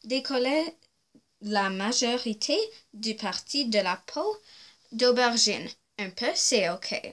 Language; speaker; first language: French; non-native, local second language; English